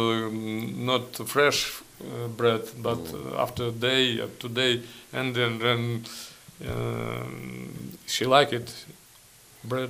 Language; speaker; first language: English; non-native, learner; Ukrainian